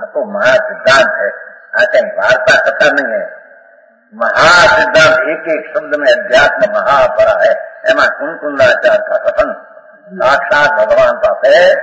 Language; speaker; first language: Hindi; non-native, local second language; Gujarati